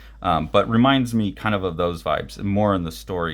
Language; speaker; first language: English; native; English